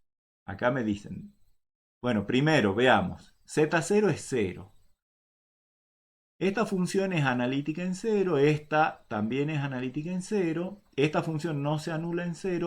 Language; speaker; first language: Spanish; native; Spanish